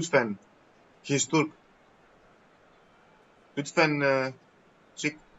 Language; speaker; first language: Turkish; non-native, learner; Greek